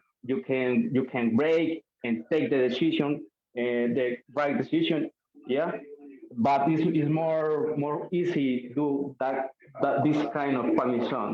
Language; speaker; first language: English; non-native, learner; Spanish